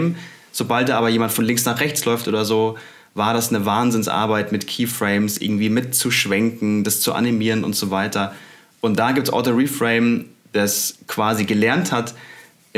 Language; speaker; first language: German; native; German